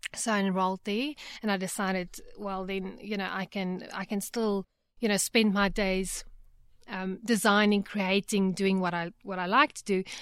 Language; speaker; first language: English; native; English